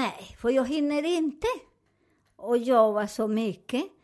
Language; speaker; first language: Swedish; non-native, fluent; Spanish